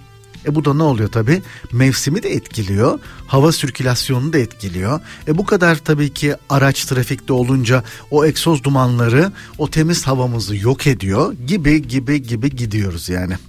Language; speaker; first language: Turkish; native; Turkish